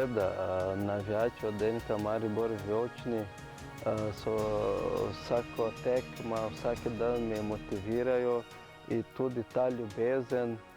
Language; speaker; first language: Slovenian; non-native, learner; Portuguese